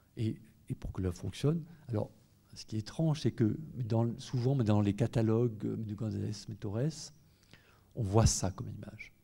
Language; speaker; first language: French; native; French